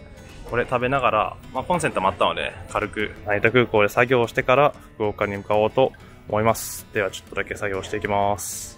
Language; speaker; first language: Japanese; native; Japanese